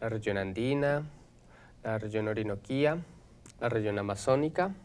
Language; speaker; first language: Portuguese; non-native, learner; Spanish